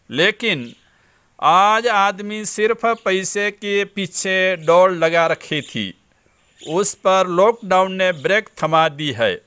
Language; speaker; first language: Hindi; non-native, local second language; Gujarati